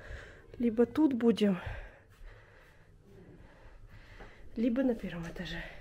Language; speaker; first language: Russian; native; Russian